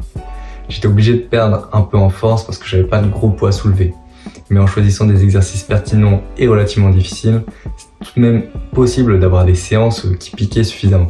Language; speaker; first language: French; native; French